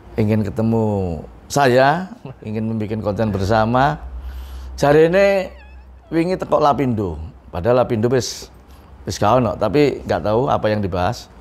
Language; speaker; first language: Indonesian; non-native, local second language; Javanese